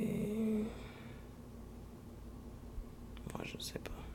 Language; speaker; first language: French; non-native, fluent; English